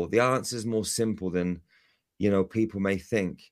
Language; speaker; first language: English; native; English